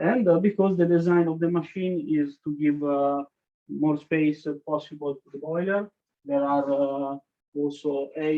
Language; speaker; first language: English; non-native, learner; Italian